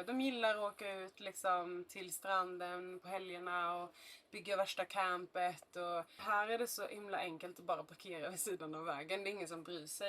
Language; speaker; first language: Swedish; native; Swedish